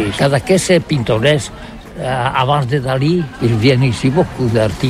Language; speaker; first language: French; non-native, learner; Catalan